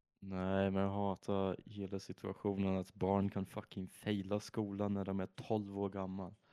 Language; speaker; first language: Swedish; early bilingual, other home language; German